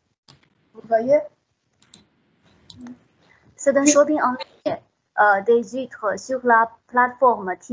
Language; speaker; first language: French; non-native, fluent; Chinese